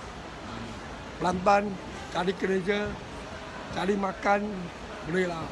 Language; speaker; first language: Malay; non-native, local second language; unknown